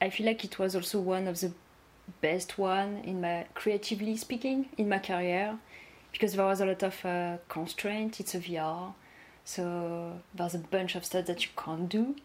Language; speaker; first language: English; non-native, fluent; French